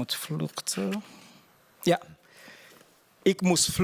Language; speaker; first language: Dutch; non-native, fluent; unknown